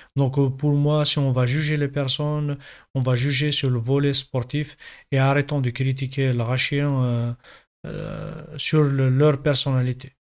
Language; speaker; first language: French; non-native, local second language; Kabyle